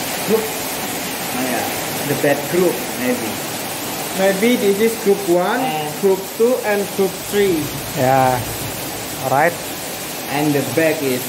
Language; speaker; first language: English; non-native, learner; Indonesian